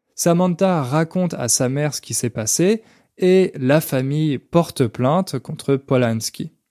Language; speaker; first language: French; native; French